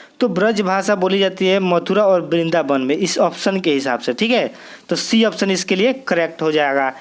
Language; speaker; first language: Hindi; native; Hindi